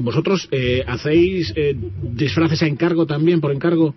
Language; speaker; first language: Spanish; native; Spanish